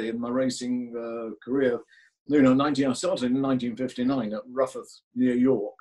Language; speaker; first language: English; native; English